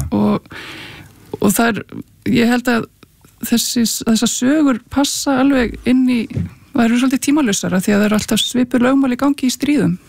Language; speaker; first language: Icelandic; native; Icelandic